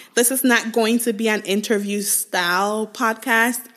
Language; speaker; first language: English; non-native, local second language; Igbo